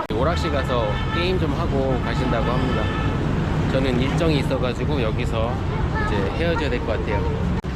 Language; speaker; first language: Korean; native; Korean